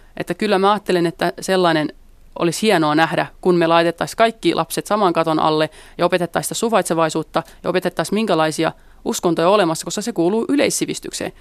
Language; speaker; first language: Finnish; early bilingual, other home language; Central Kurdish